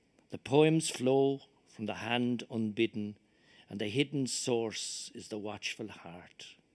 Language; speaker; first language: English; native; English